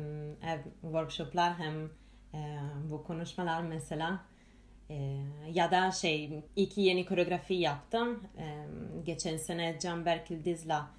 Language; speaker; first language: Turkish; non-native, fluent; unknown